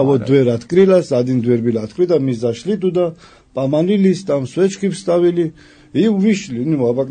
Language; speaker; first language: Russian; non-native, fluent; Georgian